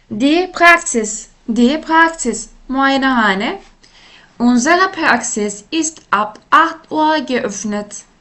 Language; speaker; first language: German; non-native, fluent; Turkish